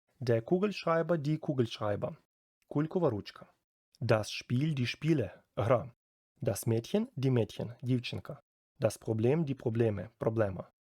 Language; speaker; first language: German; non-native, fluent; Ukrainian